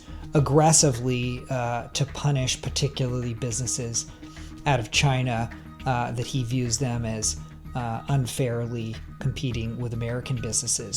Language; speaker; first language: English; native; English